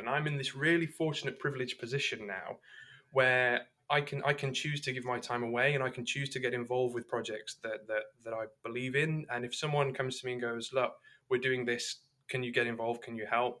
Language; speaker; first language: English; native; English